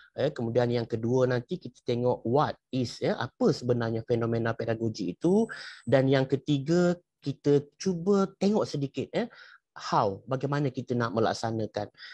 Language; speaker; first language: Malay; native; Malay